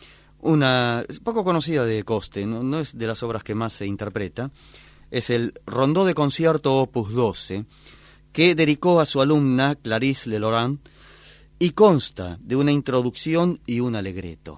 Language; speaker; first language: Spanish; native; Spanish